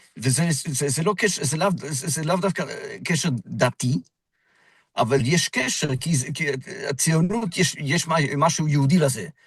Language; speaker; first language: Hebrew; non-native, fluent; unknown